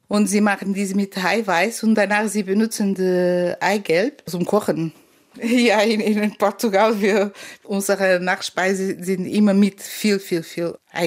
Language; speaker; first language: German; non-native, learner; Portuguese